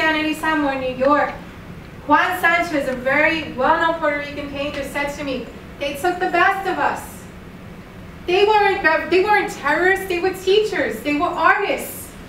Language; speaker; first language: English; early bilingual, other home language; Spanish